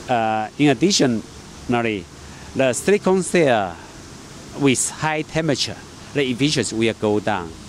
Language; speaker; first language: English; non-native, learner; Chinese